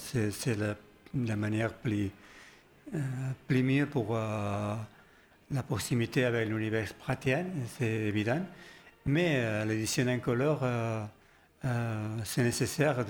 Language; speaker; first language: French; non-native, learner; Spanish